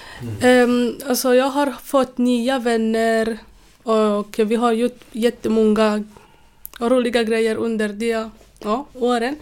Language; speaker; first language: Swedish; non-native, fluent; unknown